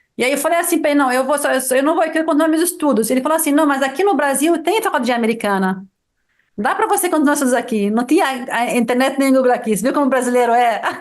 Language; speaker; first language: Portuguese; non-native, fluent; Arabic